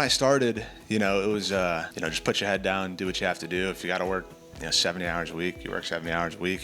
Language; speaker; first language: English; native; English